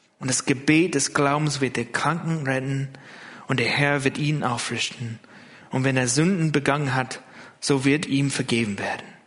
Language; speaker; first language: German; non-native, fluent; English